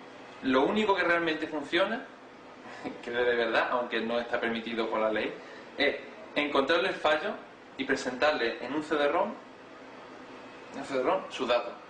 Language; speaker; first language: Spanish; native; Spanish